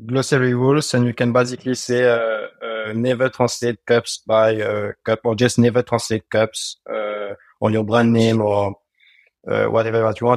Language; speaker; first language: English; non-native, fluent; French